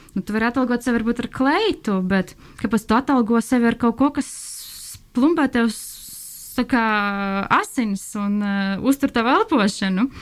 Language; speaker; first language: Latvian; non-native, local second language; Russian